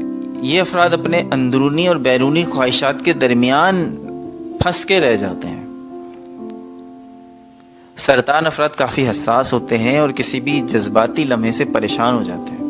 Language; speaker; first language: Urdu; native; Urdu